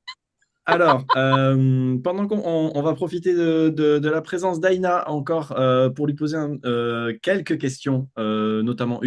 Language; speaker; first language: French; native; French